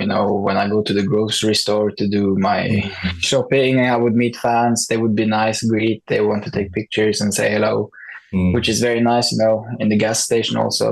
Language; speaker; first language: English; non-native, fluent; Norwegian